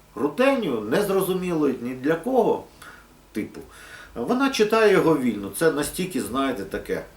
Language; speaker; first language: Ukrainian; non-native, local second language; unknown